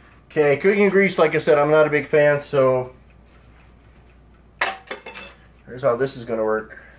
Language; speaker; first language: English; early bilingual, other home language; Czech